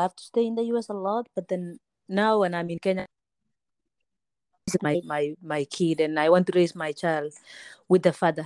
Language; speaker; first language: English; non-native, local second language; Kalenjin